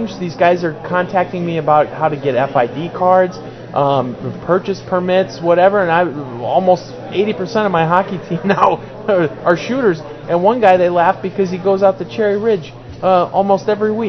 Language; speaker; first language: English; native; English